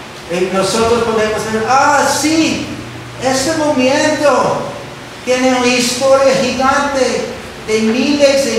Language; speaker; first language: Spanish; non-native, fluent; English